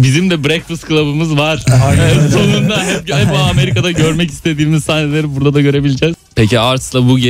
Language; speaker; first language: Turkish; native; Turkish